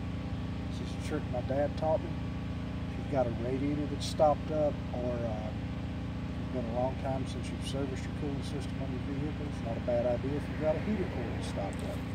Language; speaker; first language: English; native; English